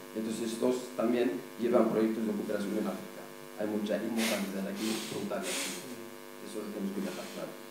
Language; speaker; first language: Spanish; non-native, fluent; Arabic